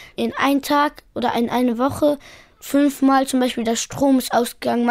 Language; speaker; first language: German; early bilingual, other home language; Pashto